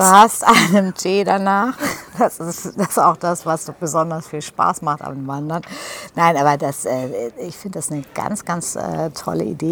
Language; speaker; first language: German; native; German